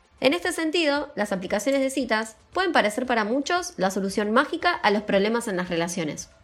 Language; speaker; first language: Spanish; native; Spanish